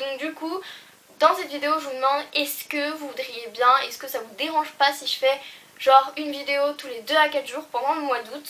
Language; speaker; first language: French; native; French